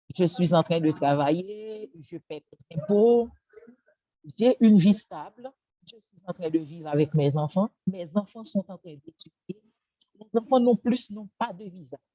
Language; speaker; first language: French; non-native, local second language; Haitian Creole